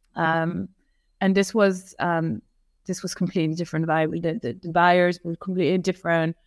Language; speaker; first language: English; non-native, fluent; French